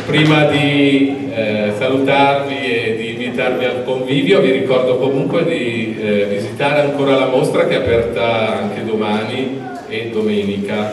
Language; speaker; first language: Italian; native; Italian